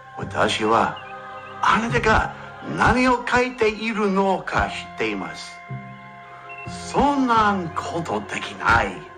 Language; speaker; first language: Japanese; non-native, learner; English